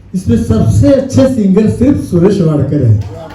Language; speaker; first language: Hindi; non-native, local second language; Marathi